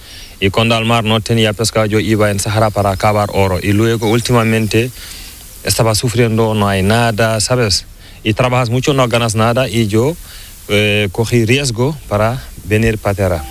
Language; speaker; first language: Spanish; non-native, learner; Fula